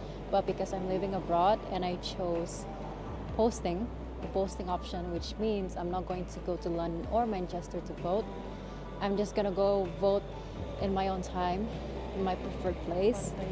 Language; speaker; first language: English; non-native, fluent; Indonesian